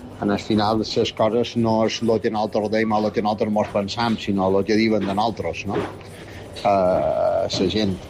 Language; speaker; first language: Catalan; native; Catalan